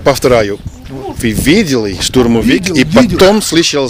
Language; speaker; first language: Russian; non-native, learner; Dutch